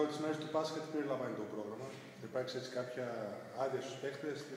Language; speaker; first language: Greek; native; Greek